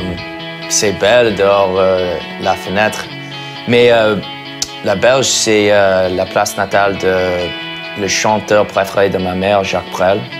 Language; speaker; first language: French; non-native, fluent; English